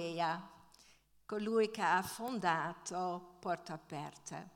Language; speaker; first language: Italian; non-native, fluent; Dutch